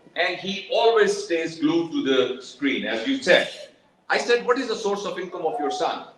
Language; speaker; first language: English; non-native, local second language; Urdu